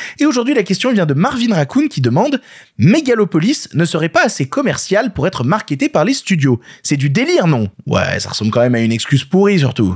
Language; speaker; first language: French; native; French